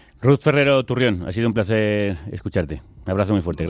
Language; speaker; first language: Spanish; native; Spanish